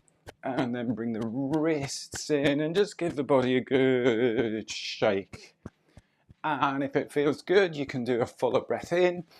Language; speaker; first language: English; native; English